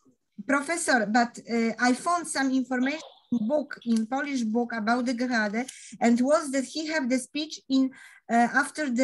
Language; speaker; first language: English; non-native, learner; Polish